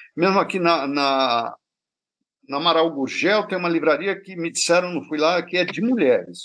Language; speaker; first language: Portuguese; native; Portuguese